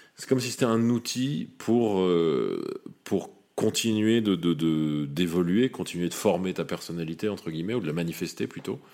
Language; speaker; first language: French; native; French